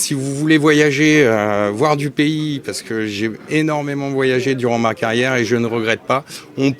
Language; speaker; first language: French; native; French